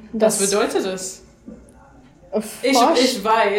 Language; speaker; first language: German; non-native, learner; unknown